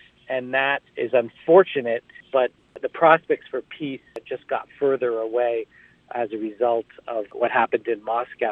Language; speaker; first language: English; native; English